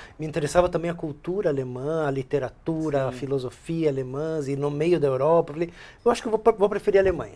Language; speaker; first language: Portuguese; early bilingual, other home language; Spanish